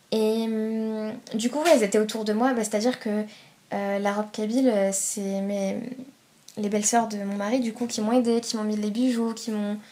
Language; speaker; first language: French; early bilingual, other home language; Persian